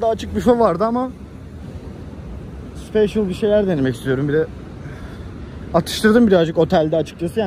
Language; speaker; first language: Turkish; native; Turkish